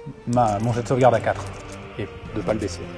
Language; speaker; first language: French; native; French